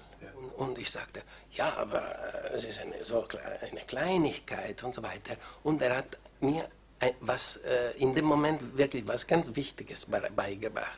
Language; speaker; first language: German; non-native, fluent; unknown